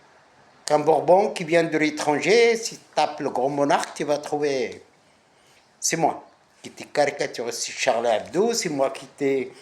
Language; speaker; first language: French; non-native, local second language; Arabic